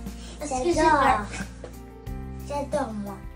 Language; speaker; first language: French; non-native, learner; Filipino